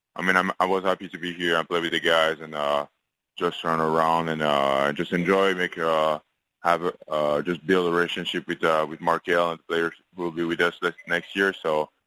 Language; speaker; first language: English; non-native, fluent; French